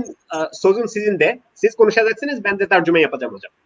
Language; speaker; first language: Turkish; non-native, learner; Bangla